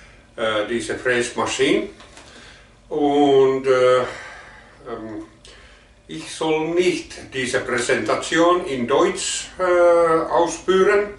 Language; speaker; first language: German; non-native, learner; Finnish